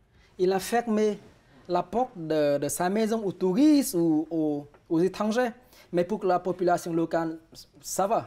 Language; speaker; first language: French; non-native, fluent; Vietnamese